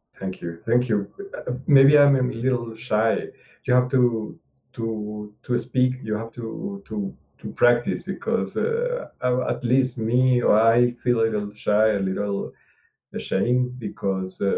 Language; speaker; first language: English; non-native, learner; Spanish